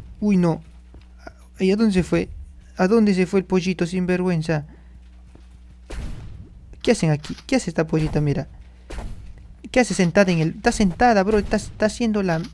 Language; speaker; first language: Spanish; native; Spanish